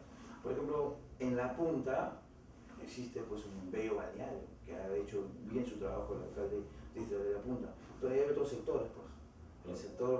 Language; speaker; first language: Spanish; native; Spanish